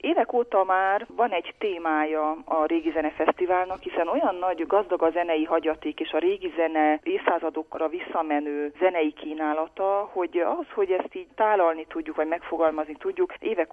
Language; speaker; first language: Hungarian; native; Hungarian